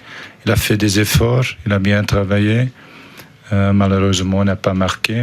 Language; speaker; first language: French; non-native, fluent; Dutch